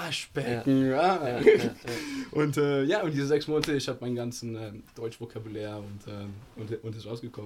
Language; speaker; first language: German; non-native, fluent; Italian